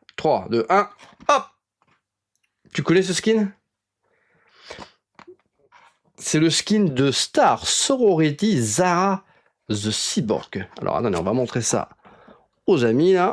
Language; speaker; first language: French; native; French